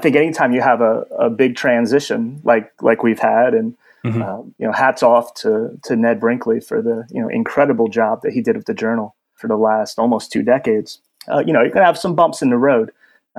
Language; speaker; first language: English; native; English